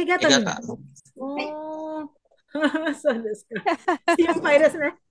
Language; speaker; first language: Japanese; non-native, learner; Indonesian